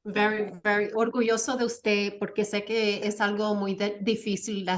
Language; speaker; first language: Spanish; early bilingual, heritage; Spanish